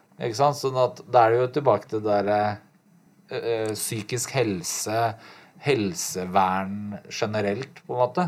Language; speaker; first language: Norwegian; native; Norwegian